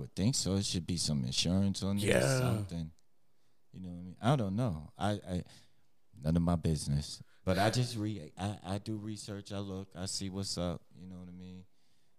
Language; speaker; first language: English; native; English